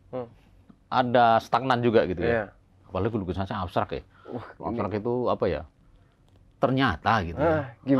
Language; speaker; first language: Indonesian; native; Indonesian